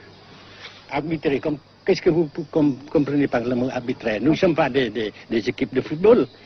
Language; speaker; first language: French; non-native, local second language; Vietnamese